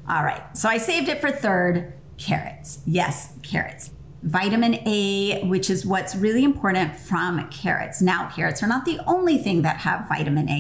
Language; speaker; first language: English; native; English